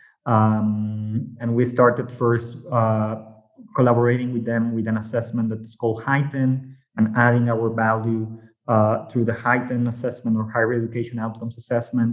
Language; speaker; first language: English; non-native, fluent; Spanish